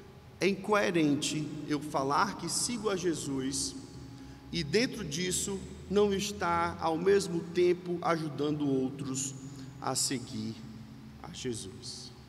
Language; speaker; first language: Portuguese; native; Portuguese